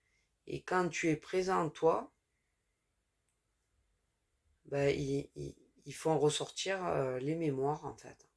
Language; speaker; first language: French; native; French